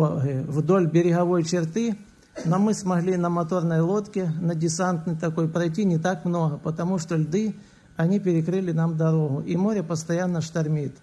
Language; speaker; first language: Russian; native; Russian